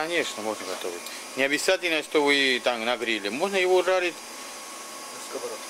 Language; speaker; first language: Russian; non-native, learner; Spanish